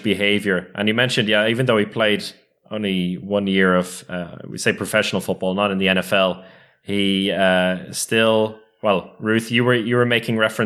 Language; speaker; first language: English; native; English